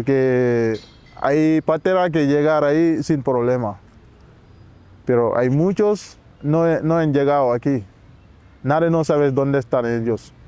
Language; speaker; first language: Spanish; non-native, learner; Wolof